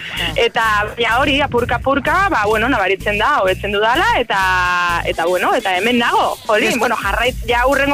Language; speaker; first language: Basque; non-native, learner; Spanish